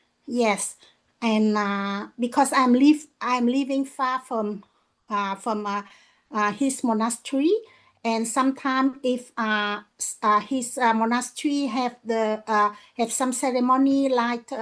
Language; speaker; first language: English; non-native, learner; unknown